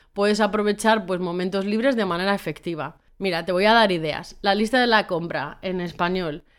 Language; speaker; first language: Spanish; native; Spanish